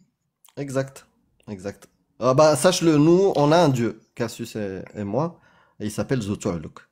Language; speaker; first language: French; native; French